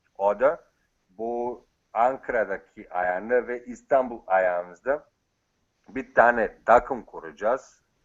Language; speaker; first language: Turkish; non-native, fluent; Bosnian